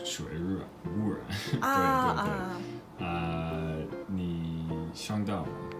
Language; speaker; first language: Chinese; non-native, learner; English